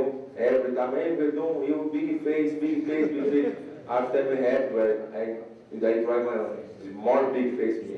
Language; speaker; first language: English; non-native, learner; Portuguese